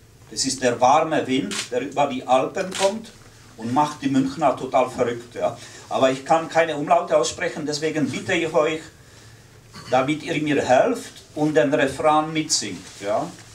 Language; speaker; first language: German; non-native, fluent; Czech